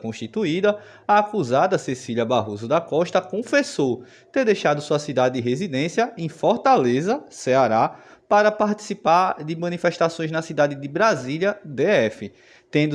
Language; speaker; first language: Portuguese; native; Portuguese